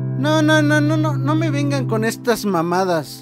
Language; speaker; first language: Spanish; native; Spanish